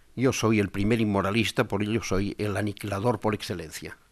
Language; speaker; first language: Spanish; non-native, local second language; Catalan